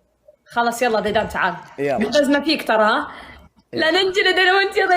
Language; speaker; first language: Arabic; native; Arabic